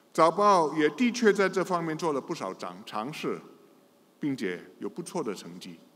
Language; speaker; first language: Chinese; non-native, local second language; English